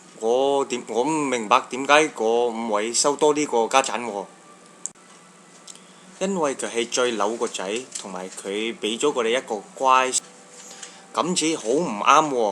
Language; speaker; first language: Cantonese; non-native, learner; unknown